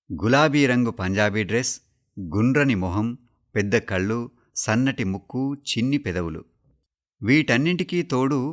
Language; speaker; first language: Telugu; native; Telugu